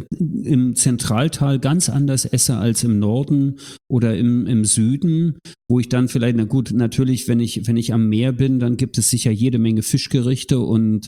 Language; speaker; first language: German; native; German